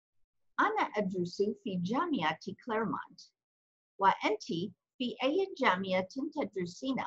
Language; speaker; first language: Arabic; non-native, fluent; English